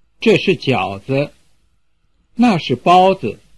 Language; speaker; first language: Chinese; non-native, fluent; Vietnamese